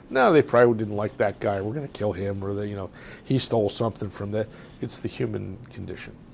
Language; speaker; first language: English; native; English